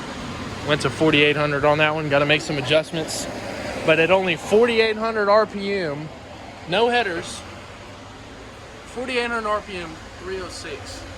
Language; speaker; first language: English; native; English